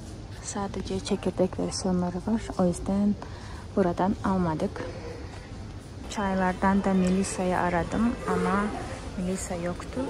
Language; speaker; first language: Turkish; non-native, fluent; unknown